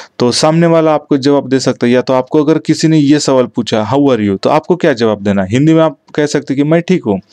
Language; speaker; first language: Hindi; non-native, local second language; Marathi